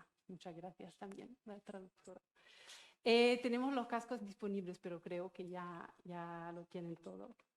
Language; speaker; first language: Spanish; non-native, fluent; German